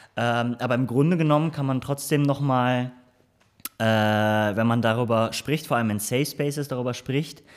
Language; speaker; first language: German; early bilingual, other home language; Turkish